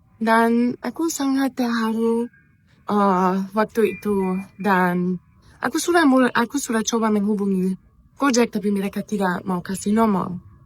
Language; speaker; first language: Indonesian; non-native, fluent; German